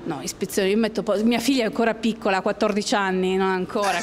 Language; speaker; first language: Italian; native; Italian